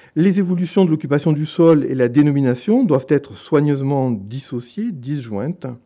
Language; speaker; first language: French; native; French